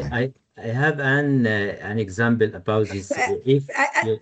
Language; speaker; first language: English; non-native, fluent; Arabic